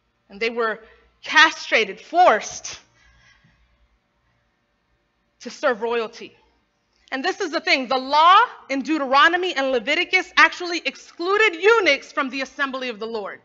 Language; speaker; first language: English; native; English